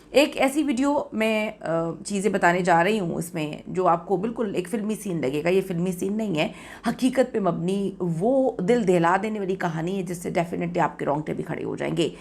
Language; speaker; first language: Urdu; native; Urdu